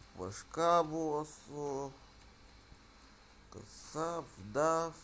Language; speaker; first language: Turkish; non-native, learner; Russian